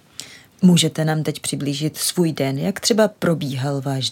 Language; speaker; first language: Czech; native; Czech